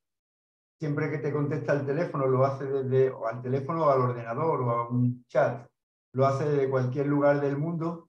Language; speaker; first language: Spanish; native; Spanish